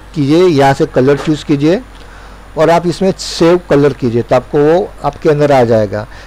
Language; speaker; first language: Hindi; non-native, local second language; Gujarati